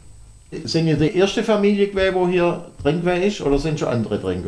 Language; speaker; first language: German; native; German